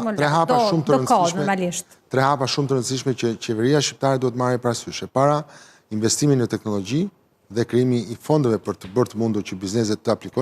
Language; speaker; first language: Albanian; native; Albanian